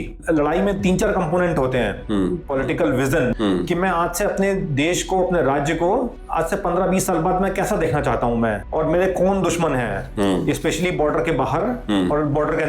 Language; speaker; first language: Hindi; native; Hindi